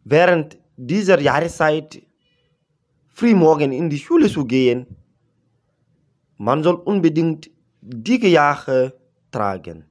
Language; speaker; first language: German; non-native, learner; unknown